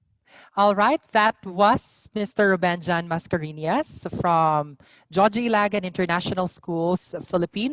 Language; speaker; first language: English; non-native, local second language; Cebuano